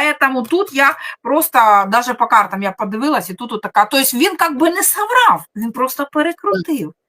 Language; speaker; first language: Ukrainian; non-native, local second language; Russian